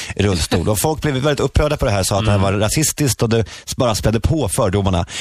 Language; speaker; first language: Swedish; native; Swedish